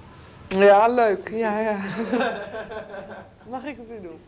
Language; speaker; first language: Dutch; native; Dutch